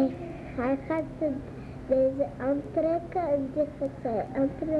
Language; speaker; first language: Dutch; early bilingual, other home language; Arabic